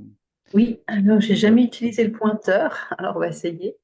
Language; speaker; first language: French; native; French